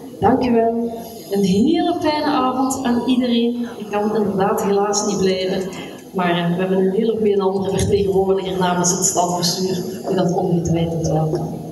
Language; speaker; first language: Dutch; native; Dutch